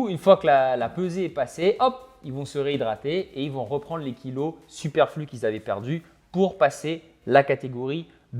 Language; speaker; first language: French; native; French